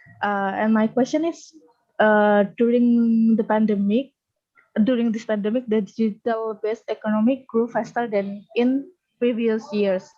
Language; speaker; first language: English; non-native, learner; Indonesian